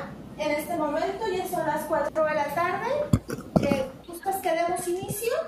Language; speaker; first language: Spanish; native; Spanish